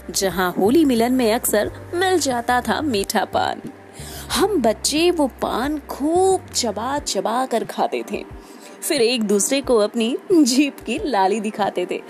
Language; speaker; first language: Hindi; native; Hindi